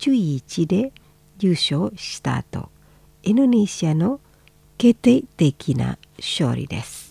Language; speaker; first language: Japanese; non-native, fluent; Indonesian